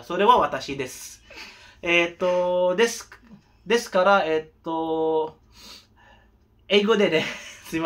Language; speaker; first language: Japanese; non-native, learner; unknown